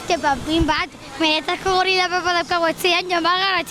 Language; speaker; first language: Basque; non-native, local second language; Spanish